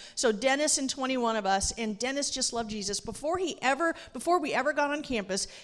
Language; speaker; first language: English; native; English